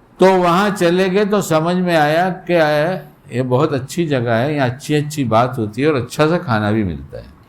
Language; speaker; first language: Urdu; native; Urdu